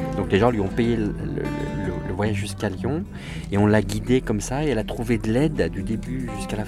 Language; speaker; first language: French; early bilingual, other home language; Arabic